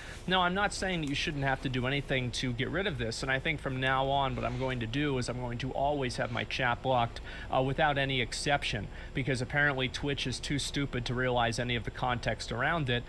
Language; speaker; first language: English; native; English